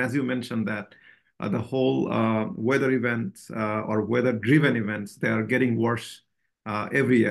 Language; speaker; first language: English; non-native, local second language; Bangla